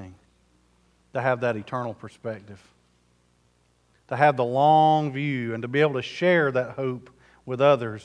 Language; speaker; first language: English; native; English